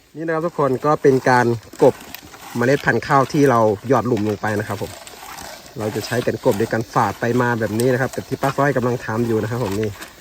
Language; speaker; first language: Thai; non-native, local second language; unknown